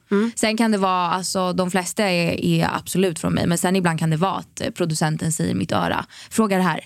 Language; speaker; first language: Swedish; native; Swedish